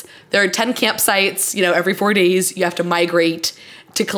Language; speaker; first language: English; native; English